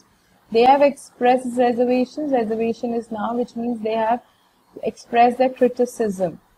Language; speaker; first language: English; non-native, local second language; Hindi